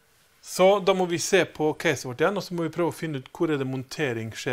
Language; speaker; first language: Norwegian; native; Norwegian